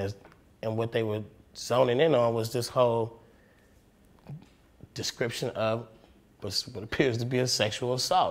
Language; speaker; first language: English; native; English